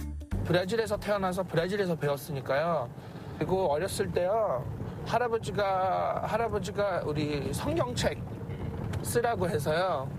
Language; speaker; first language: Korean; early bilingual, heritage; Korean